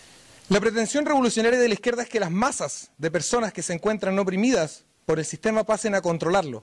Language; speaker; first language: Spanish; native; Spanish